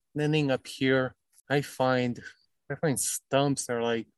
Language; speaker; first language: English; early bilingual, other home language; Romanian